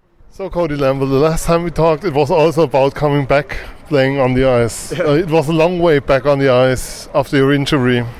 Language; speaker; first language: English; non-native, fluent; German